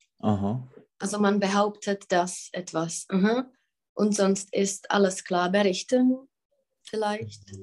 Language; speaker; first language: German; non-native, fluent; Czech